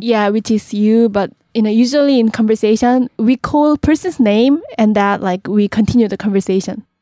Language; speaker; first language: English; non-native, fluent; Korean